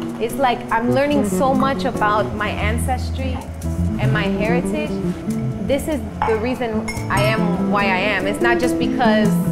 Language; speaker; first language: English; early bilingual, other home language; Spanish